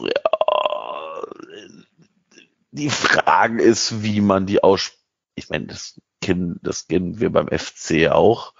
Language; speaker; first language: German; native; German